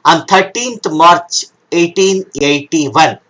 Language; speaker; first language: English; non-native, local second language; Kannada